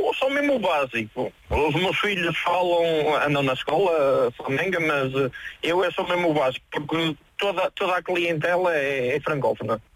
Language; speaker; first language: Portuguese; native; Portuguese